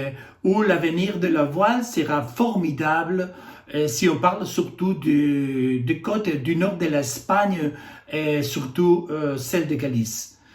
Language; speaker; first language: French; non-native, fluent; Spanish